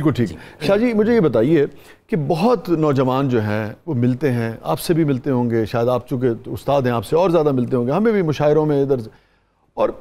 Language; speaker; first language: Urdu; native; Urdu